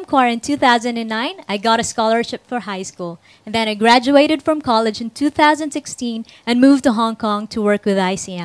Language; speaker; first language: English; non-native, local second language; Hiligaynon